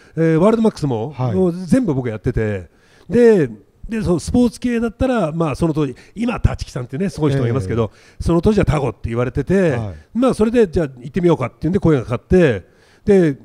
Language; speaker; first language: Japanese; native; Japanese